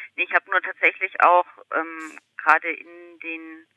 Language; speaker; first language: German; native; German